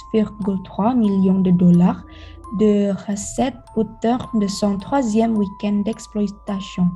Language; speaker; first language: French; non-native, learner; Indonesian